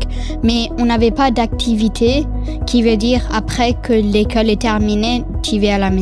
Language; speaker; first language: French; non-native, local second language; English